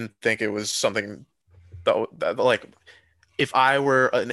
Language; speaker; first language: English; native; English